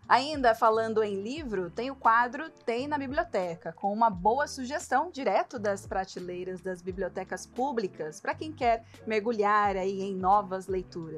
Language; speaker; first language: Portuguese; native; Portuguese